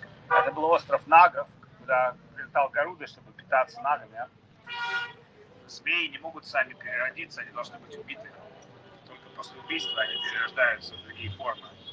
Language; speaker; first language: Russian; native; Russian